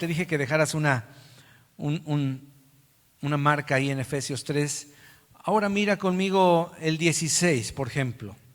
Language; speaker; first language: Spanish; native; Spanish